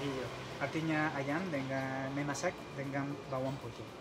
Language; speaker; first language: Indonesian; non-native, learner; Spanish